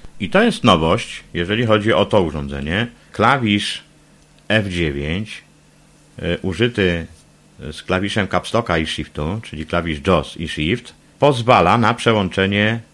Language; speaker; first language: Polish; native; Polish